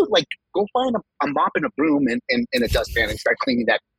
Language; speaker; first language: English; early bilingual, other home language; Spanish